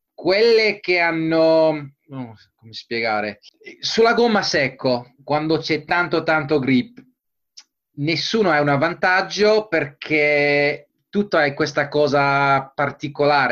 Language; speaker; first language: Italian; non-native, fluent; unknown